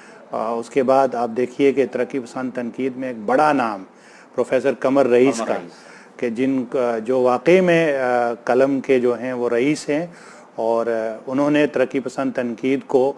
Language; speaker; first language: Urdu; native; Urdu